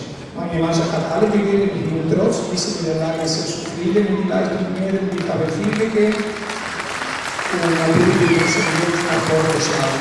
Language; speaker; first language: German; non-native, learner; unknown